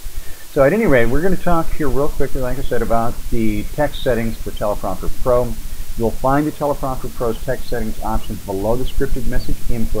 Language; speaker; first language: English; native; English